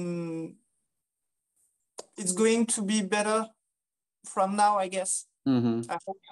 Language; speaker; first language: English; non-native, fluent; French